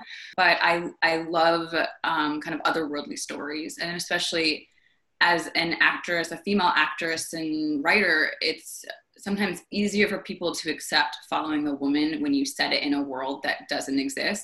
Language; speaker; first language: English; native; English